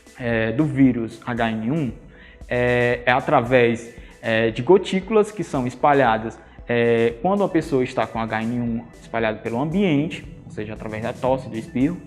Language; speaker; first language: Portuguese; native; Portuguese